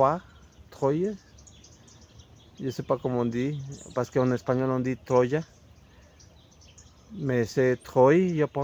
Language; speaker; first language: French; non-native, fluent; Spanish